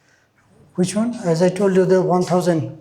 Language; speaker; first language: English; non-native, fluent; Bangla